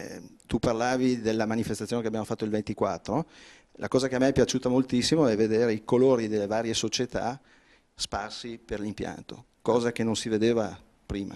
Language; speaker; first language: Italian; native; Italian